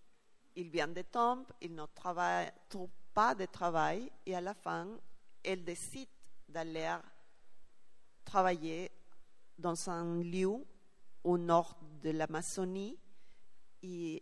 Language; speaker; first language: French; non-native, learner; Spanish